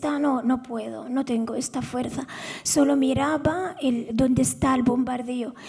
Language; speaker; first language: Spanish; non-native, fluent; Arabic